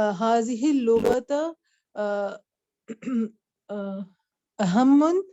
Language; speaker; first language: Arabic; non-native, learner; Urdu